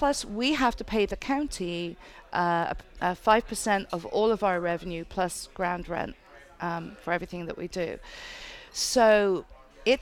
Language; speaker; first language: English; native; English